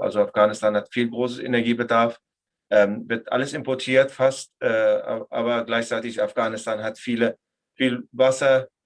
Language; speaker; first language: German; non-native, fluent; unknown